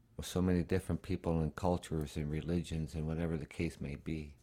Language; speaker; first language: English; native; English